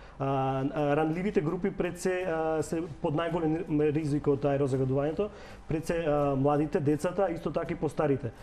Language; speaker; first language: Macedonian; native; Macedonian